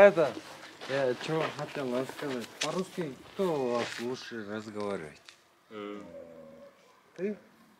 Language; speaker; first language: Russian; non-native, local second language; Kyrgyz